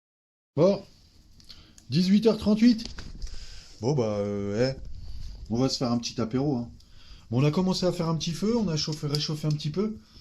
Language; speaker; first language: French; native; French